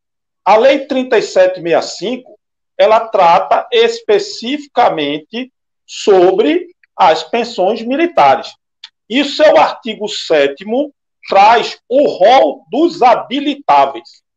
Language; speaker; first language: Portuguese; native; Portuguese